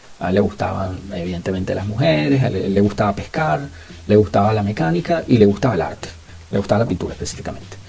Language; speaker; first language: Spanish; native; Spanish